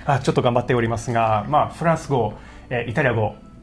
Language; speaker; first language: Japanese; non-native, fluent; English